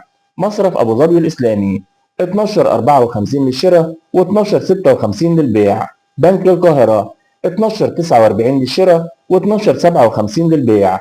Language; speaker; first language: Arabic; native; Arabic